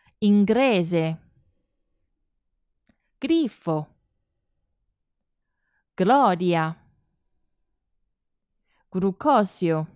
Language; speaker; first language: Italian; non-native, fluent; Chinese